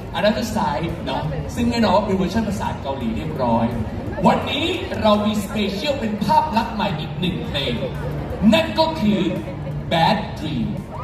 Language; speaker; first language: Thai; native; Thai